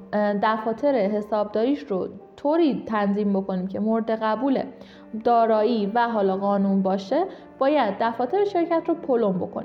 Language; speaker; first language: Persian; native; Persian